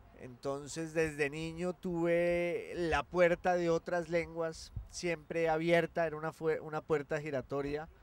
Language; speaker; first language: Spanish; native; Spanish